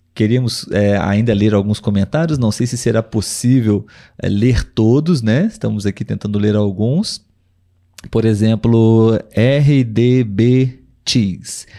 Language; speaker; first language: Portuguese; native; Portuguese